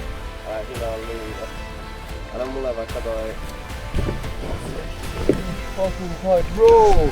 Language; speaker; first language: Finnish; native; Finnish